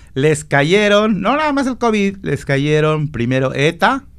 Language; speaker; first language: Spanish; native; Spanish